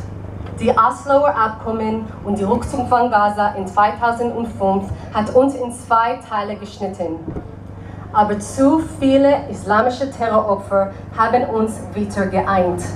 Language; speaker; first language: German; non-native, learner; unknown